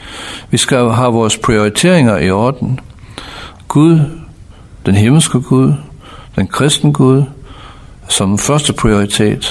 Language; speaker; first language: Danish; non-native, fluent; English